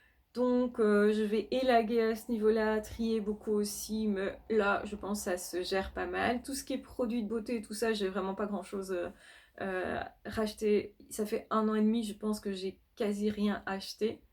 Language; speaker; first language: French; native; French